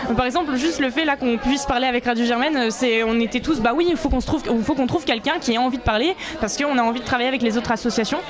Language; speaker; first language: French; native; French